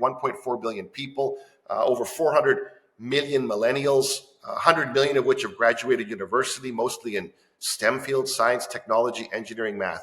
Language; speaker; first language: English; native; English